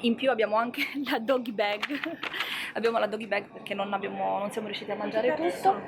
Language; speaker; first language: Italian; native; Italian